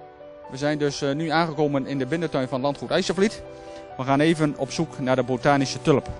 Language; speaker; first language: Dutch; native; Dutch